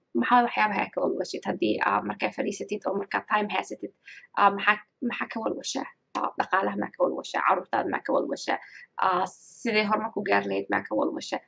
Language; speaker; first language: Somali; early bilingual, heritage; Somali